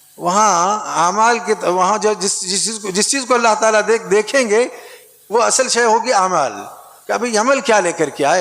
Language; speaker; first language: Urdu; native; Urdu